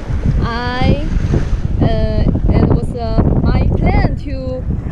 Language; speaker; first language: English; non-native, learner; Chinese